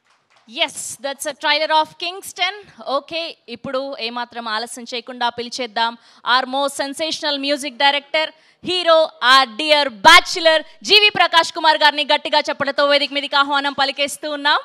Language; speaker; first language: Telugu; native; Telugu